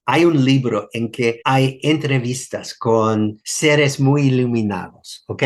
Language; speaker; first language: Spanish; non-native, fluent; English